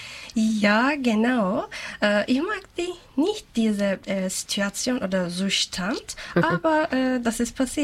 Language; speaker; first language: German; non-native, learner; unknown